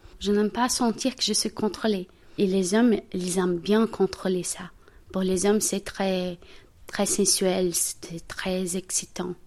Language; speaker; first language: French; non-native, learner; Portuguese